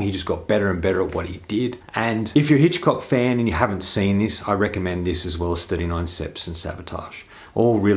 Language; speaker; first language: English; native; English